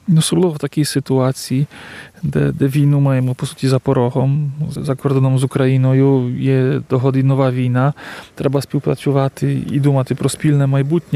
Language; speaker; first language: Ukrainian; early bilingual, heritage; Ukrainian